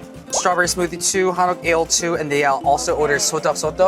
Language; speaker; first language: English; early bilingual, other home language; Korean